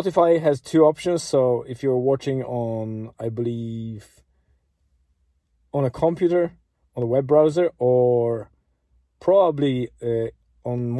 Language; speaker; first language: English; non-native, fluent; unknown